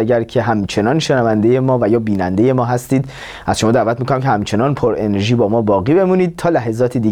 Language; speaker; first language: Persian; native; Persian